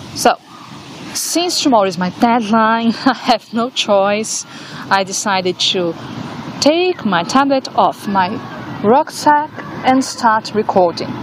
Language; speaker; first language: English; non-native, fluent; Portuguese